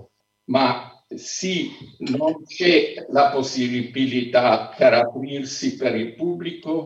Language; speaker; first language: Italian; non-native, fluent; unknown